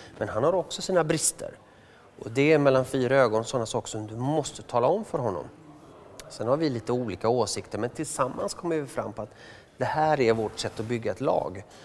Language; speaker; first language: Swedish; early bilingual, other home language; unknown